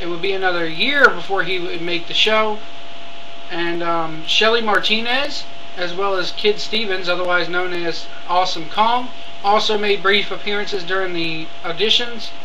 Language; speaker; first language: English; native; English